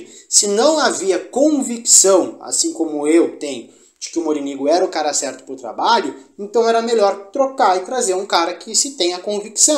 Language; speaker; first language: Portuguese; native; Portuguese